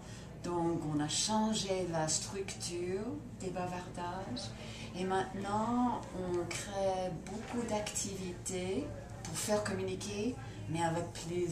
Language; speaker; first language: French; non-native, fluent; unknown